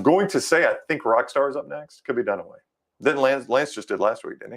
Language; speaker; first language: English; native; English